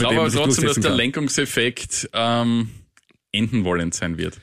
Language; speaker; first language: German; native; German